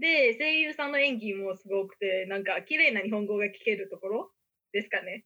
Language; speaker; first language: Japanese; non-native, fluent; Chinese